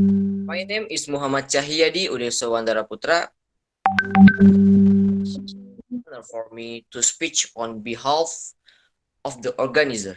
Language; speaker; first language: English; non-native, learner; Indonesian